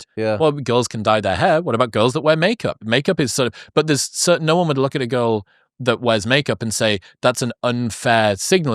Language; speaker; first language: English; native; English